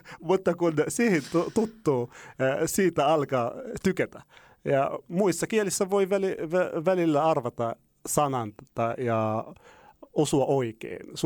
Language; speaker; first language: Finnish; non-native, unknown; Arabic